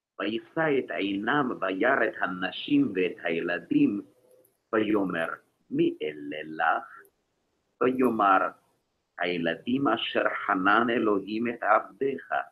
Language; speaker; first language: Hebrew; non-native, learner; English